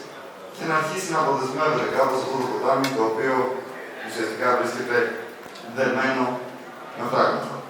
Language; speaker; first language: Greek; native; Greek